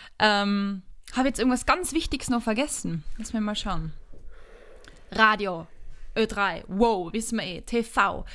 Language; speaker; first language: German; native; German